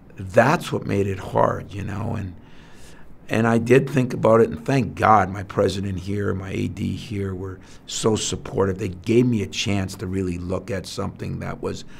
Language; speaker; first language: English; native; English